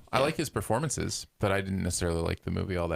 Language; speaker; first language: English; native; English